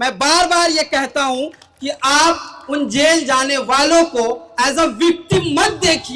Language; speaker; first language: Hindi; native; Hindi